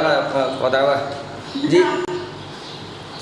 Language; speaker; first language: Indonesian; native; Indonesian